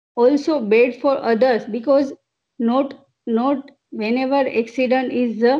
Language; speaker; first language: English; non-native, local second language; Gujarati